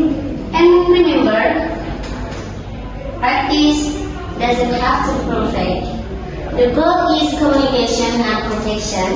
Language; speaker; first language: English; non-native, learner; Indonesian